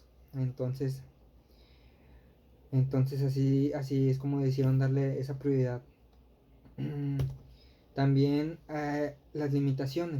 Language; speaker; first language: Spanish; native; Spanish